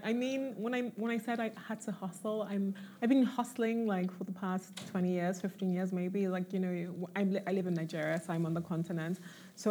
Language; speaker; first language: English; non-native, local second language; Igbo